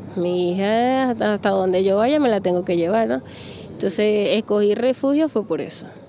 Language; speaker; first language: Spanish; native; Spanish